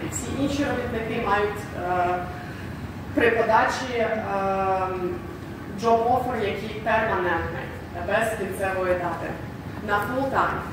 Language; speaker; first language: Ukrainian; native; Ukrainian